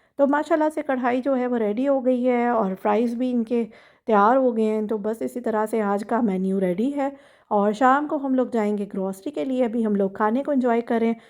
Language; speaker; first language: Urdu; native; Urdu